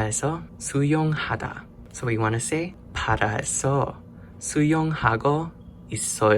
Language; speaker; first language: Korean; non-native, learner; English